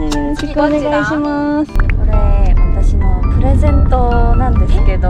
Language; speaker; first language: Japanese; non-native, learner; Korean